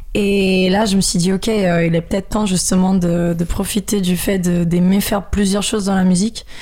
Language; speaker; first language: French; non-native, fluent; Portuguese